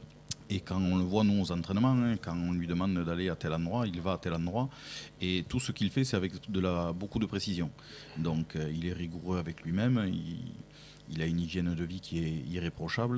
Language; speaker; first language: French; native; French